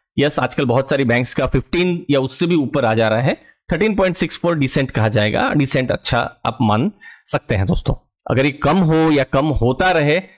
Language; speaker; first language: Hindi; native; Hindi